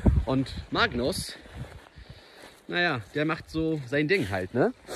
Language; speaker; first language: German; non-native, fluent; English